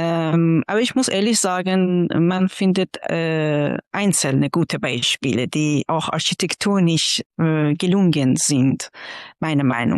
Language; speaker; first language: German; non-native, fluent; Persian